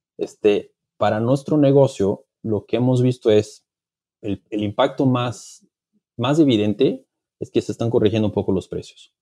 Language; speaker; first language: Spanish; non-native, fluent; Portuguese